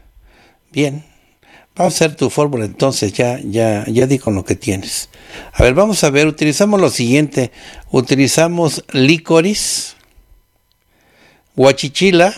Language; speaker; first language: Spanish; native; Spanish